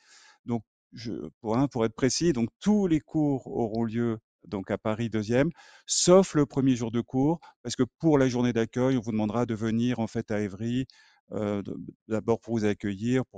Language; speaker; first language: French; native; French